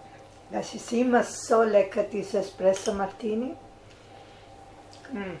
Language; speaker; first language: German; non-native, learner; Italian